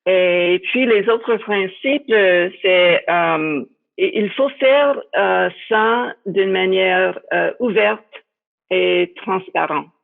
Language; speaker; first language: French; non-native, fluent; English